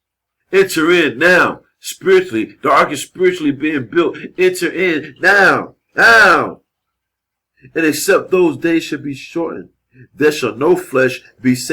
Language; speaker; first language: English; native; English